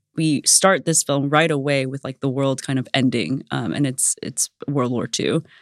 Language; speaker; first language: English; native; English